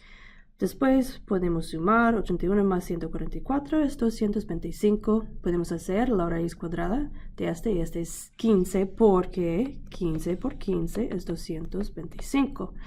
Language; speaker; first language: Spanish; non-native, learner; English